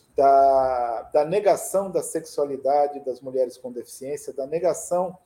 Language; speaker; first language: Portuguese; native; Portuguese